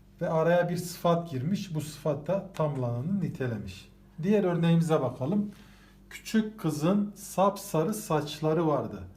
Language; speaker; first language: Turkish; native; Turkish